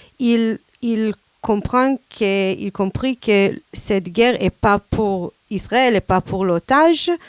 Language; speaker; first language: French; non-native, fluent; Hebrew